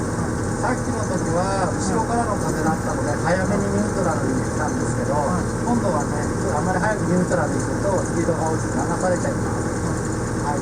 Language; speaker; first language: Japanese; native; Japanese